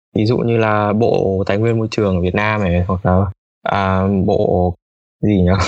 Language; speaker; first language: Vietnamese; native; Vietnamese